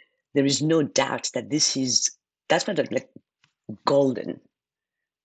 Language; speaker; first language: English; non-native, fluent; French